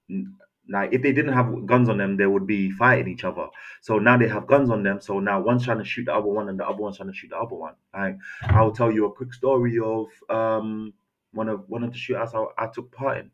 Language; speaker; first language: English; native; English